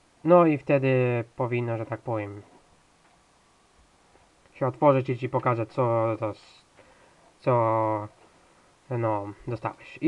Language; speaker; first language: Polish; native; Polish